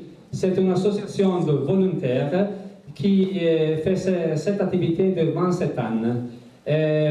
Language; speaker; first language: French; non-native, learner; Italian